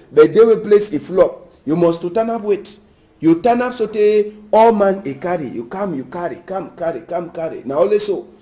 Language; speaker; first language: Nigerian Pidgin; native; Nigerian Pidgin